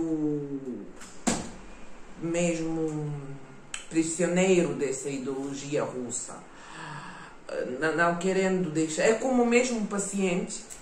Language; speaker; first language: Portuguese; non-native, fluent; Ukrainian